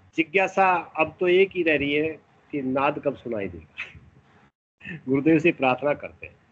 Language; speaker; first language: Hindi; native; Hindi